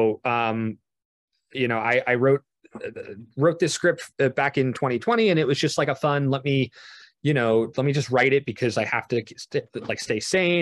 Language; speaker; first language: English; native; English